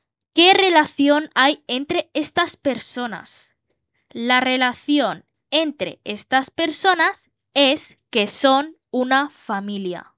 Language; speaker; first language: Spanish; non-native, fluent; Bangla